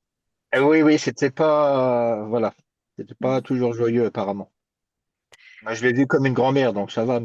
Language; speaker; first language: French; native; French